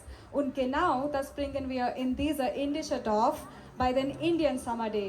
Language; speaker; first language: German; non-native, fluent; Marathi